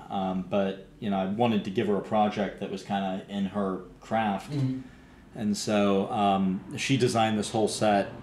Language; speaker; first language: English; native; English